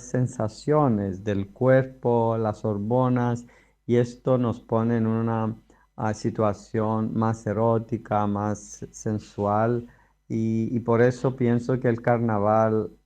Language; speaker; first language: Spanish; non-native, fluent; Greek